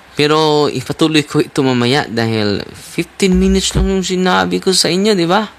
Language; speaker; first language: Filipino; non-native, local second language; Cebuano